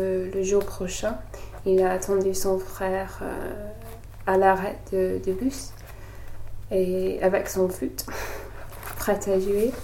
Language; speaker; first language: French; non-native, learner; English